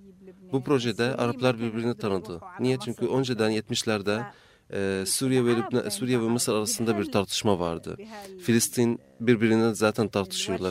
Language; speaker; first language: Turkish; non-native, fluent; Arabic